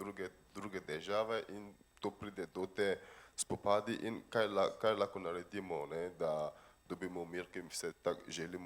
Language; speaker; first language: Slovenian; non-native, fluent; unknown